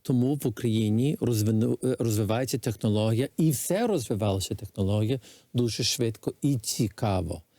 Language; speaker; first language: Ukrainian; early bilingual, heritage; Ukrainian